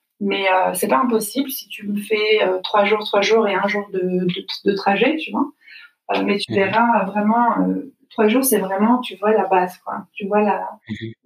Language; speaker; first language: French; native; French